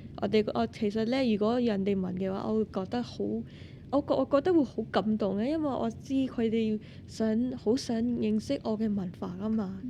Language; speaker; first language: Cantonese; non-native, fluent; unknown